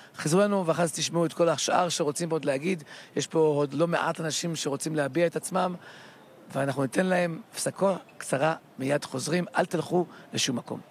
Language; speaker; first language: Hebrew; native; Hebrew